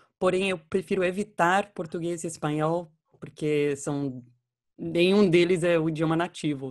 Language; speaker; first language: Portuguese; non-native, fluent; English